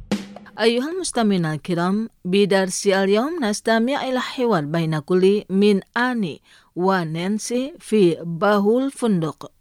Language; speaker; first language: Arabic; non-native, fluent; Indonesian